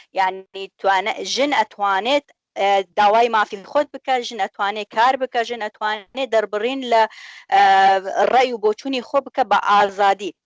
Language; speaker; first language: Central Kurdish; non-native, local second language; Kurdish